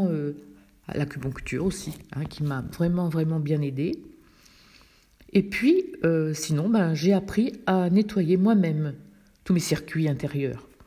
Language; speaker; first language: French; native; French